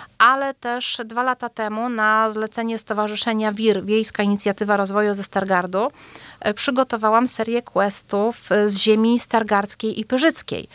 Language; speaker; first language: Polish; native; Polish